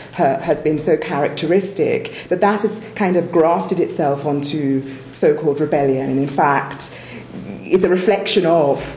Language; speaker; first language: English; native; English